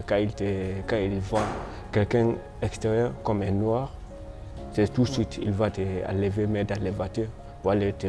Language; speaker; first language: French; non-native, learner; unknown